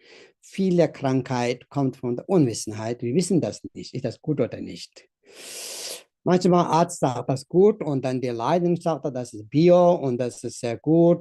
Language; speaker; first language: German; non-native, learner; Tibetan